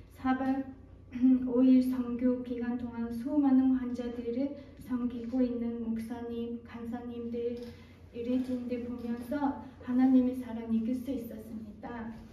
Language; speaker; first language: Korean; non-native, fluent; Mongolian